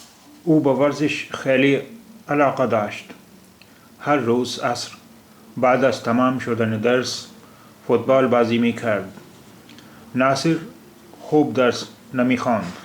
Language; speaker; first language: Persian; non-native, fluent; Urdu